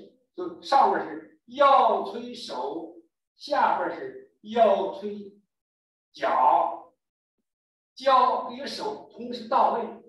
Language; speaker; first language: Chinese; native; Chinese